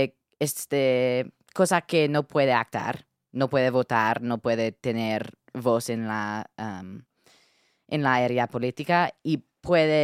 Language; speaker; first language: Spanish; non-native, learner; English